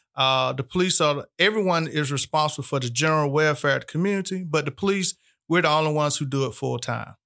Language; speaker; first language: English; native; English